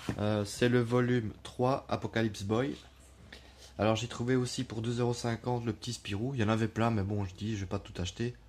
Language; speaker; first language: French; native; French